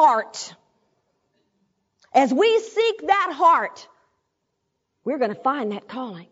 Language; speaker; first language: English; native; English